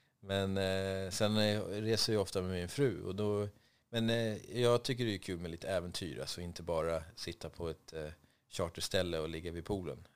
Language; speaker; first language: Swedish; native; Swedish